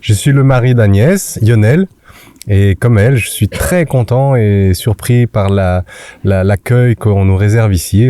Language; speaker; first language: French; native; French